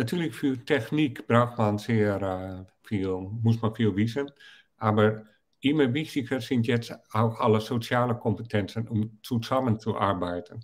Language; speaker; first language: German; non-native, fluent; Dutch